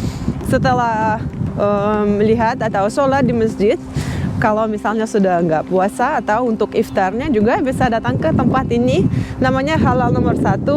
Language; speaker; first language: Indonesian; non-native, fluent; Russian